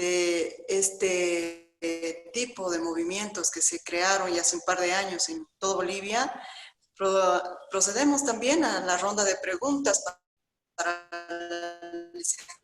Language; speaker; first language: Spanish; native; Spanish